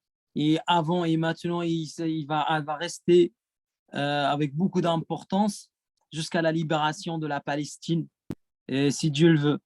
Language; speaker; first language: French; non-native, fluent; Arabic